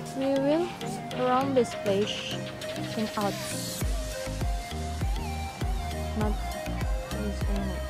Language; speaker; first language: English; non-native, learner; Indonesian